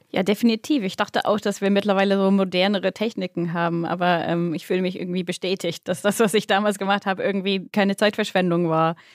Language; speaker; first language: German; non-native, fluent; English